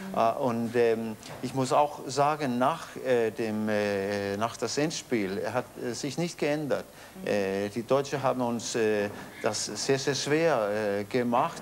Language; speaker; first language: German; non-native, fluent; Danish